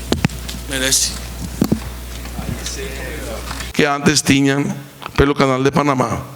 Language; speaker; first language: Portuguese; non-native, fluent; Spanish